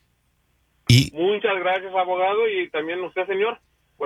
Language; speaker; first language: Spanish; early bilingual, heritage; Spanish